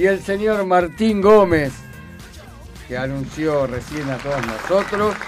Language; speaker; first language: Spanish; native; Spanish